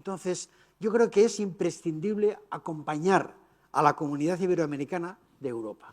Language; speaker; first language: Spanish; native; Spanish